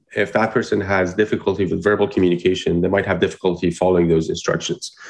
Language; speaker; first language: English; non-native, fluent; Persian